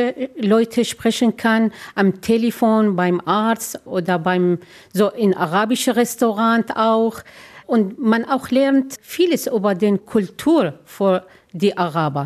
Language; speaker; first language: German; non-native, learner; Arabic